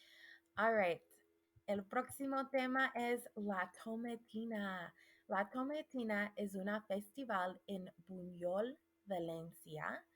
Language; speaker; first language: Spanish; non-native, fluent; English